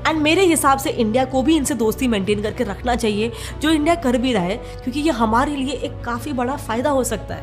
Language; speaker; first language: Hindi; native; Hindi